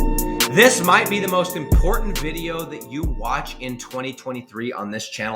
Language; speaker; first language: English; native; English